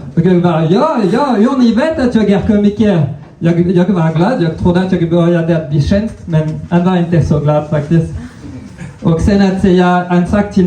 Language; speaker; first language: Swedish; non-native, fluent; French